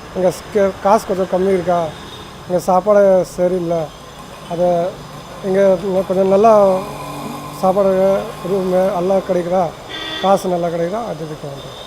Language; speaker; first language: Tamil; non-native, learner; Hindi